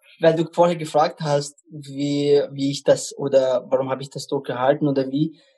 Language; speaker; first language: German; non-native, fluent; Arabic